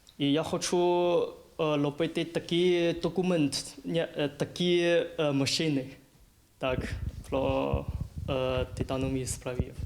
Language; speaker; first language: Ukrainian; non-native, learner; Chinese